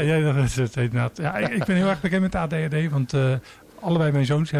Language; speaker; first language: Dutch; native; Dutch